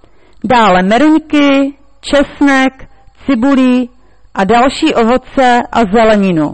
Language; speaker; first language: Czech; native; Czech